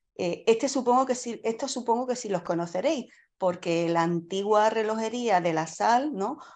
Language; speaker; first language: Spanish; native; Spanish